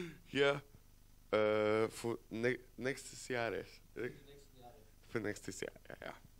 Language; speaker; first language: German; non-native, learner; Croatian